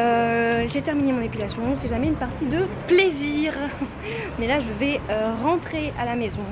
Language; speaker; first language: French; native; French